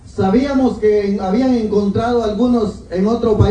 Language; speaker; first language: Spanish; native; Spanish